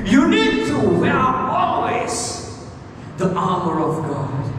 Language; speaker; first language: English; non-native, local second language; Sinhala